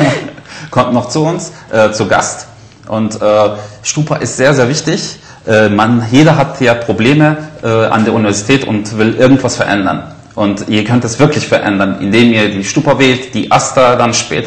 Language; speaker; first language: German; native; German